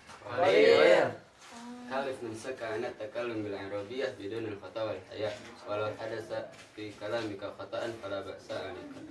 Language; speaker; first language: Arabic; non-native, learner; Indonesian